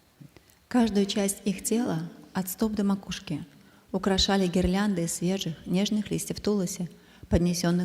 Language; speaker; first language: Russian; native; Russian